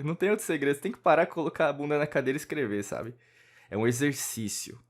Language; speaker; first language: Portuguese; native; Portuguese